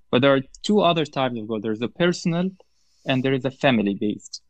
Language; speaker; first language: English; non-native, fluent; Arabic